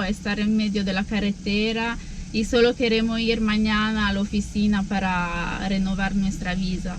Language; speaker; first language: Spanish; non-native, learner; Italian